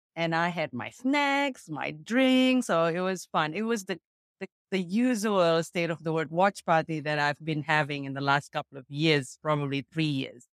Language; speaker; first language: English; non-native, fluent; Indonesian